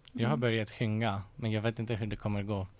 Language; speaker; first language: Swedish; non-native, fluent; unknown